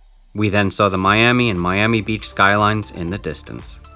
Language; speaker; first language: English; native; English